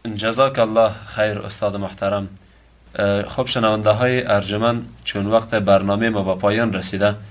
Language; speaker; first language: Persian; native; Persian